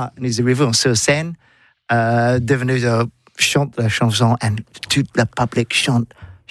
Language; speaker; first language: French; non-native, learner; English